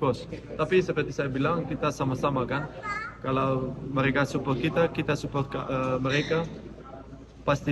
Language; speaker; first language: Indonesian; non-native, fluent; Dutch